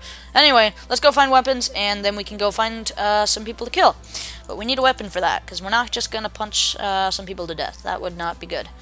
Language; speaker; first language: English; native; English